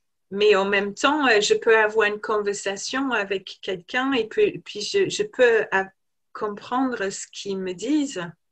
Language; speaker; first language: French; non-native, fluent; English